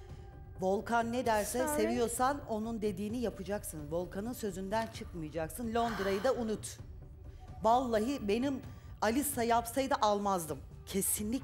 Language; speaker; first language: Turkish; native; Turkish